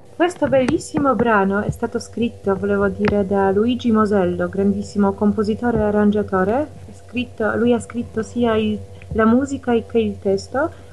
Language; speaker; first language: Italian; non-native, fluent; Polish